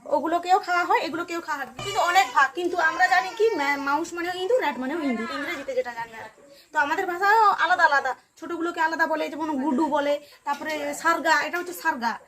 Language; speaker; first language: Bangla; non-native, local second language; Santali